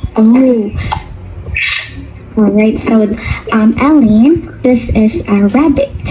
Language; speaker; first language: English; non-native, local second language; Filipino